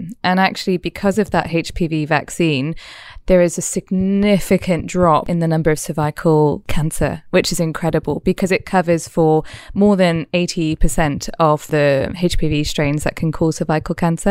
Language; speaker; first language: English; native; English